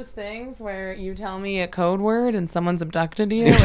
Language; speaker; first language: English; native; English